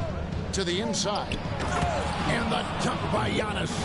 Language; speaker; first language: English; native; English